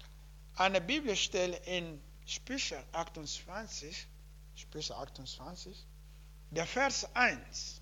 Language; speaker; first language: German; non-native, learner; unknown